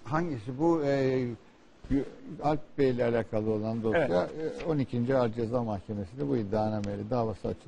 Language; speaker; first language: Turkish; native; Turkish